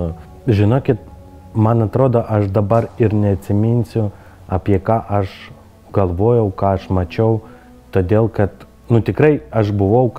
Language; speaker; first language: Lithuanian; non-native, learner; Ukrainian